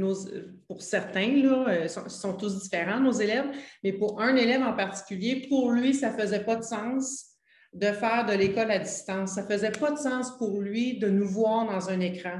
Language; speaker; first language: French; native; French